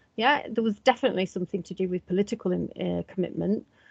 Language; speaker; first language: English; native; English